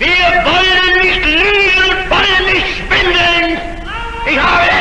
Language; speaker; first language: German; native; German